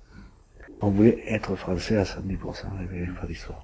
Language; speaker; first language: French; early bilingual, other home language; Spanish